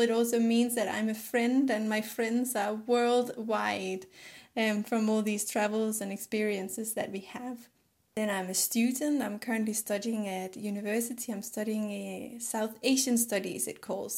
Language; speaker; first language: English; non-native, fluent; Danish